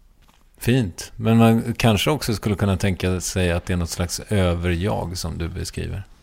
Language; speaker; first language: Swedish; native; Swedish